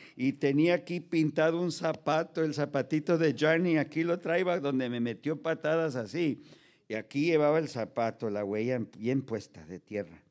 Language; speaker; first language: Spanish; early bilingual, heritage; Spanish